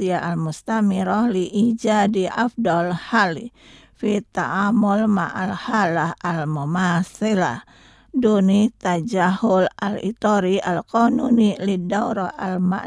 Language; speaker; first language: Arabic; non-native, fluent; Indonesian